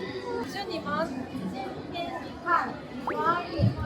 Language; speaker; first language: Chinese; non-native, learner; Korean